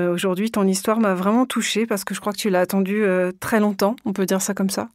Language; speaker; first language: French; native; French